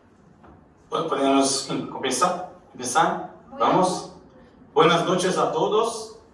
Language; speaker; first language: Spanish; non-native, learner; Portuguese